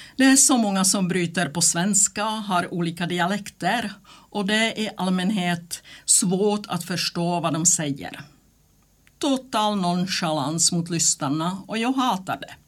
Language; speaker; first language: Swedish; non-native, fluent; Czech